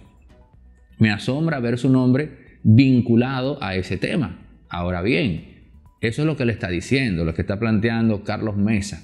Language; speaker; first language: Spanish; native; Spanish